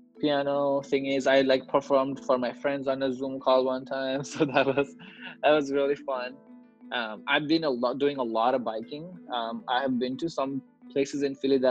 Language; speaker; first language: English; non-native, local second language; Nepali